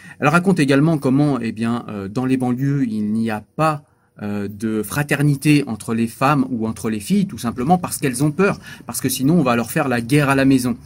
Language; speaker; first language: French; native; French